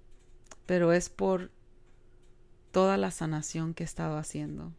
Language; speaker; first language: Spanish; early bilingual, heritage; Spanish